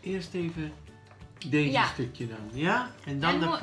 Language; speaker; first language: Dutch; native; Dutch